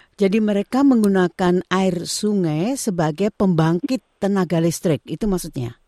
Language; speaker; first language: Indonesian; native; Indonesian